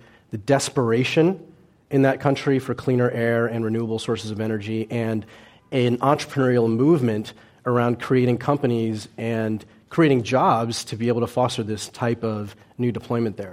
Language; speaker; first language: English; early bilingual, other home language; Cantonese